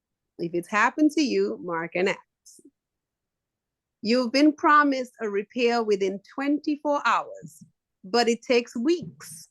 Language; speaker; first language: English; native; English